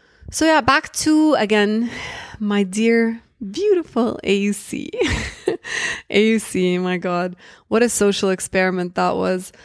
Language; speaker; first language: English; early bilingual, other home language; Arabic